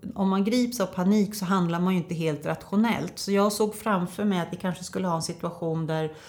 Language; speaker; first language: Swedish; native; Swedish